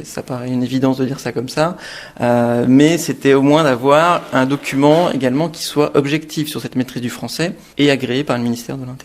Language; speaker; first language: French; native; French